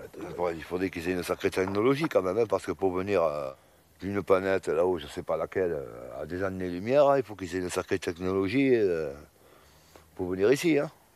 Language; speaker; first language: French; native; French